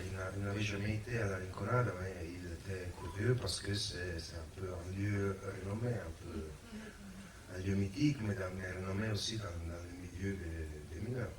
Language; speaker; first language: French; non-native, fluent; Italian